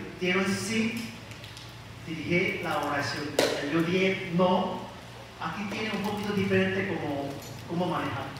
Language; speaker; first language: Spanish; non-native, learner; Korean